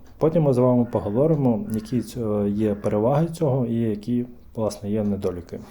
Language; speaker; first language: Ukrainian; native; Ukrainian